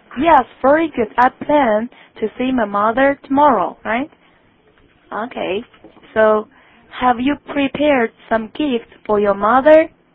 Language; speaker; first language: English; non-native, fluent; Chinese